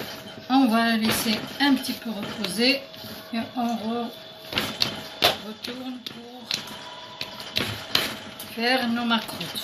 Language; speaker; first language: French; non-native, local second language; Arabic